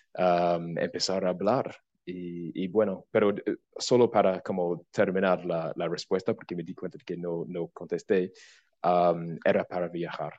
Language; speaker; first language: Spanish; non-native, fluent; English